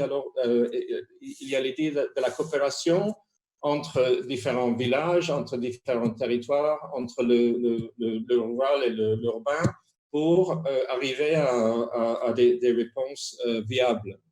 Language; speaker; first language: French; non-native, fluent; Spanish